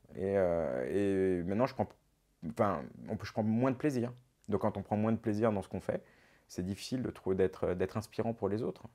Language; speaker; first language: French; native; French